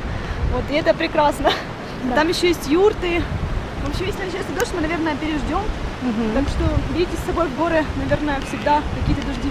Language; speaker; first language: Russian; native; Russian